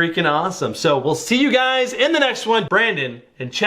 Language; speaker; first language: English; native; English